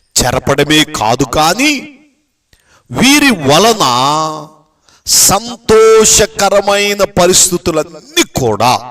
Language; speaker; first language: Telugu; native; Telugu